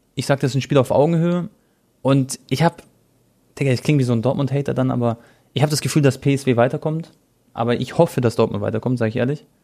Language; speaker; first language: German; early bilingual, other home language; Croatian